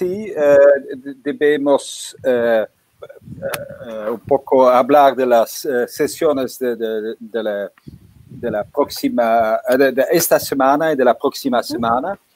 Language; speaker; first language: Spanish; non-native, fluent; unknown